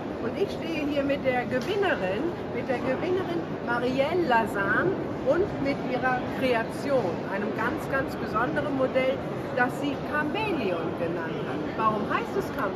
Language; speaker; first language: German; native; German